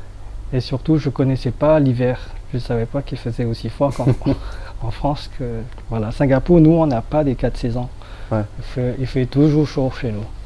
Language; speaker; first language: French; non-native, fluent; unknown